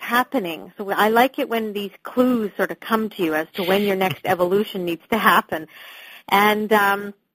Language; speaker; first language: English; native; English